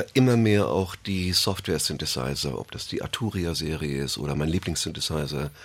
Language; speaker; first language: German; native; German